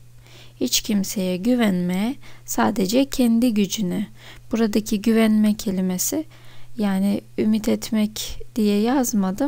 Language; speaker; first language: Turkish; non-native, fluent; Russian